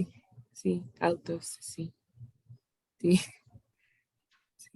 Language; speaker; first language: Spanish; non-native, learner; English